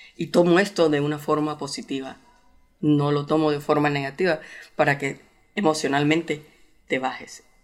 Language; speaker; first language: Spanish; native; Spanish